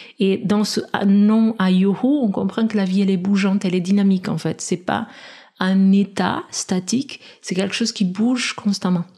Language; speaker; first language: French; non-native, fluent; Portuguese